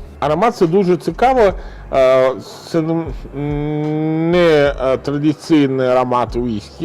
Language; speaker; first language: Ukrainian; non-native, learner; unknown